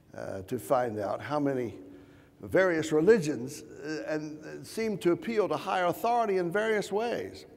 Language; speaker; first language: English; native; English